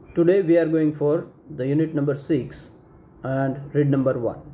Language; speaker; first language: English; non-native, local second language; Gujarati